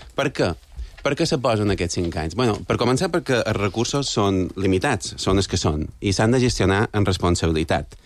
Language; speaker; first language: Catalan; native; Catalan